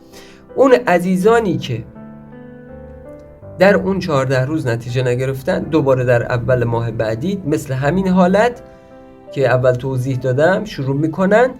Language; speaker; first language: Persian; native; Persian